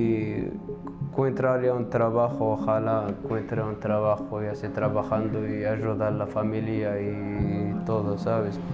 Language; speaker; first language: Spanish; non-native, learner; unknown